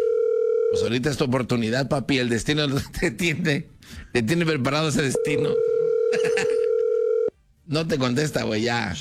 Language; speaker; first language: Spanish; native; Spanish